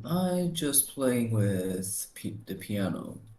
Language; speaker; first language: English; non-native, learner; Chinese